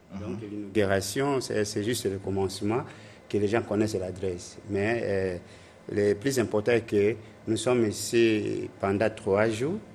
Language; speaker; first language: French; non-native, local second language; Lingala